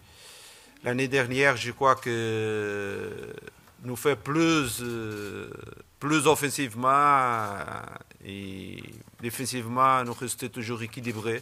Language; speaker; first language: French; non-native, learner; Portuguese